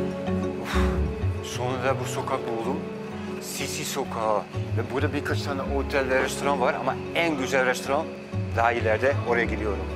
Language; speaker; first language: Turkish; non-native, fluent; Dutch